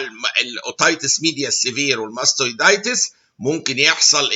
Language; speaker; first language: Arabic; native; Arabic